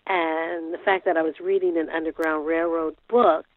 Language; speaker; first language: English; native; English